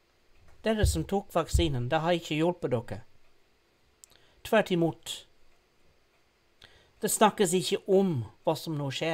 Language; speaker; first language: Norwegian; non-native, fluent; English